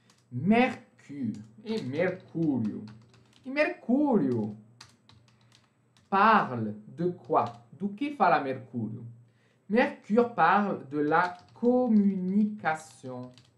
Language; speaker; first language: Portuguese; non-native, fluent; French